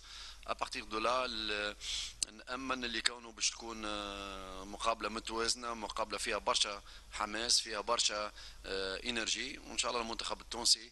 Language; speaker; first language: Arabic; native; Arabic